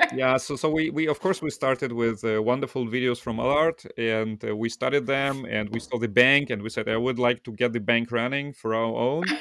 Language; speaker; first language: English; non-native, fluent; Russian